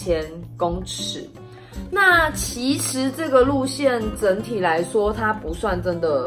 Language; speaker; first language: Chinese; native; Chinese